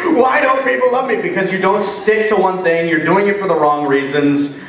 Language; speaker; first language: English; native; English